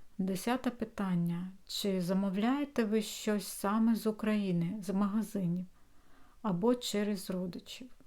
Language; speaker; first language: Ukrainian; non-native, local second language; Russian